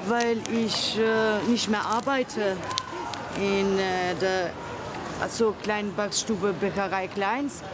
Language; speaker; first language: German; non-native, fluent; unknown